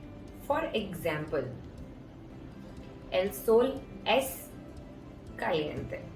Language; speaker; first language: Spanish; non-native, fluent; Hindi